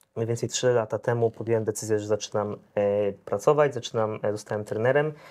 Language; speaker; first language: Polish; native; Polish